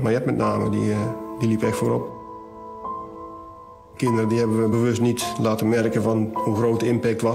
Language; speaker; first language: Dutch; native; Dutch